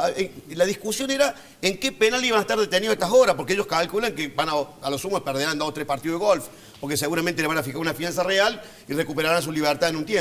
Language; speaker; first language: Spanish; native; Spanish